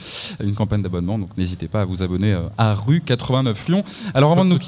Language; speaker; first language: French; native; French